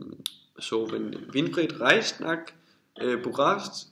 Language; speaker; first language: German; non-native, learner; Danish